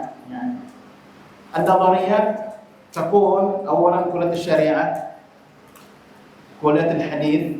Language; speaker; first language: Arabic; non-native, fluent; Indonesian